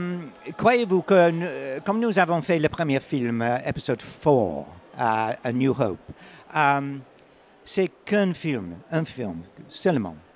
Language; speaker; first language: French; non-native, learner; English